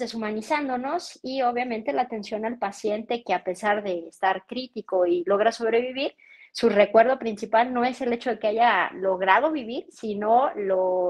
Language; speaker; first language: Spanish; native; Spanish